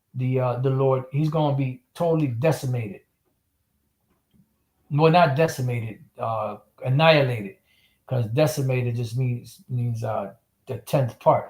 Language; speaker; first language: English; native; English